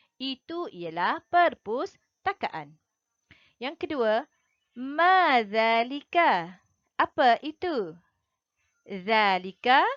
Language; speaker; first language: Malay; native; Malay